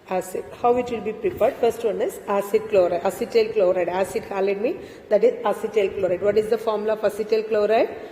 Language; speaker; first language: English; non-native, local second language; Tamil